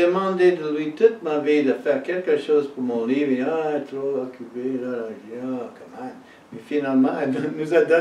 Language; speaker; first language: French; non-native, learner; English